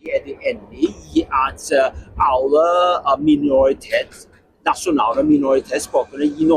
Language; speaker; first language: Norwegian; non-native, learner; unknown